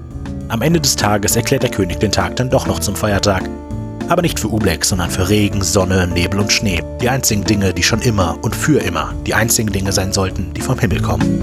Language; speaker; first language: German; native; German